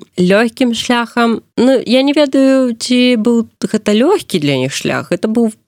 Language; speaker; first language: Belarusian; non-native, local second language; Russian